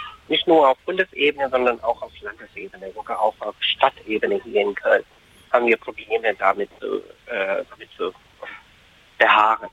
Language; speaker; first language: German; non-native, fluent; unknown